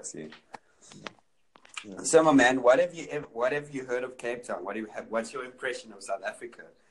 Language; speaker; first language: English; non-native, local second language; Afrikaans